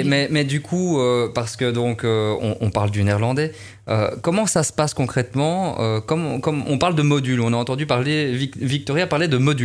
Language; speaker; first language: French; native; French